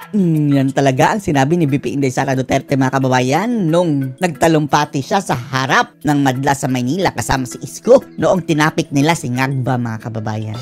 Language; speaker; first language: Filipino; native; Filipino